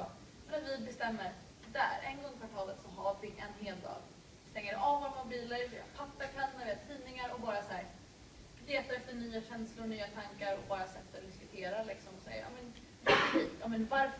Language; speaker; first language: Swedish; native; Swedish